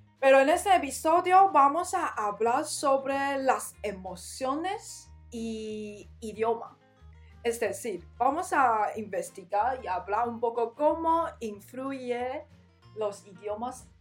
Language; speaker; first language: Spanish; non-native, learner; Chinese